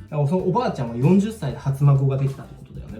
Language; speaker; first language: Japanese; native; Japanese